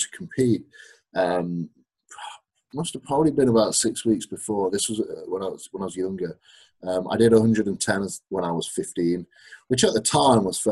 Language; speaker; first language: English; native; English